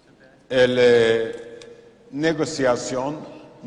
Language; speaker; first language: French; non-native, fluent; Yiddish